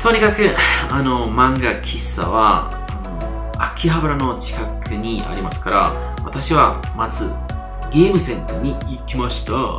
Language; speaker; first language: Japanese; non-native, learner; Vietnamese